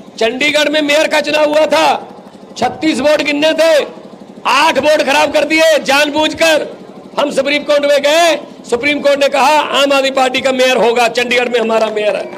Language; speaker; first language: Hindi; non-native, local second language; Punjabi